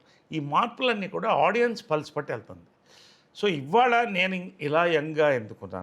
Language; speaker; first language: Telugu; native; Telugu